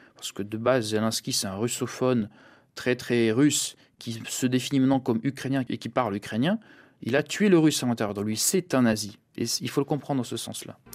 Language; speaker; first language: French; early bilingual, other home language; Russian